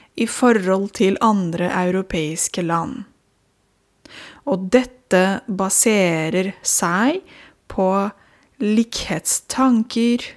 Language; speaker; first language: Norwegian; non-native, fluent; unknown